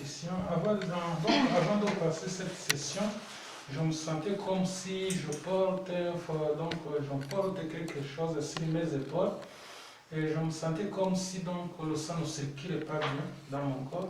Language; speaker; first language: French; non-native, local second language; Rundi